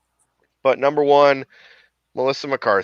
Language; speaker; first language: English; native; English